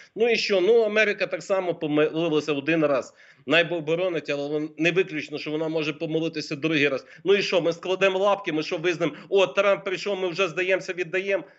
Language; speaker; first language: Ukrainian; native; Ukrainian